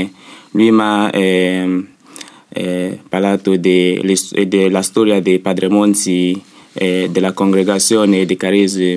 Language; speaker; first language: Italian; non-native, learner; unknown